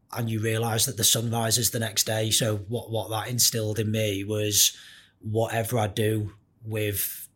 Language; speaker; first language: English; native; English